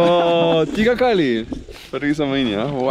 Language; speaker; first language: Indonesian; non-native, learner; English